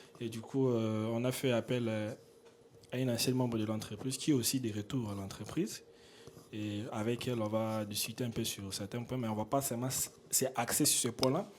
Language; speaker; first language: French; non-native, local second language; Lingala